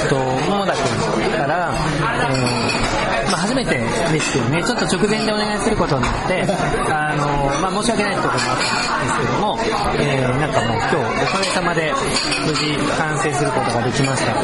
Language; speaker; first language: Japanese; native; Japanese